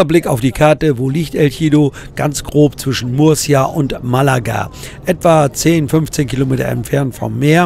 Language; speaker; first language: German; native; German